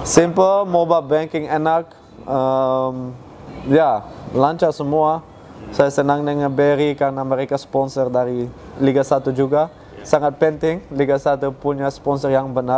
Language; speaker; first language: Indonesian; non-native, fluent; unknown